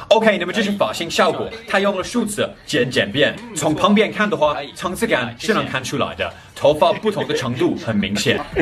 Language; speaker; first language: Chinese; non-native, fluent; English